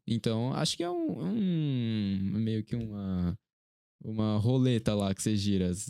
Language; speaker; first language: Portuguese; early bilingual, other home language; Korean